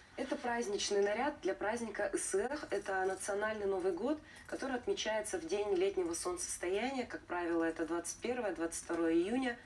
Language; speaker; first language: Russian; native; Russian